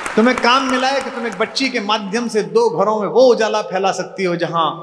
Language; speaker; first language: Hindi; native; Hindi